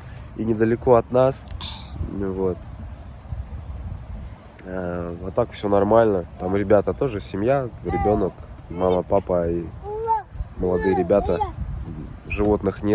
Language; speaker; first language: Russian; native; Russian